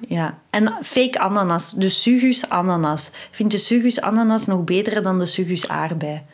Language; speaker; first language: Dutch; native; Dutch